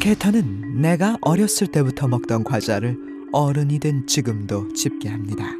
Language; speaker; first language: Korean; native; Korean